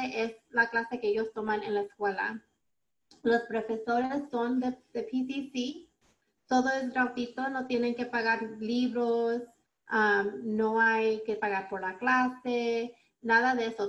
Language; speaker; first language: Spanish; early bilingual, heritage; Spanish